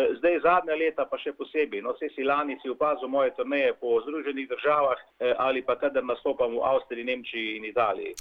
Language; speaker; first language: Slovenian; native; Slovenian